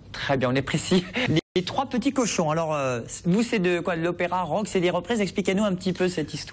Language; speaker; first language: French; native; French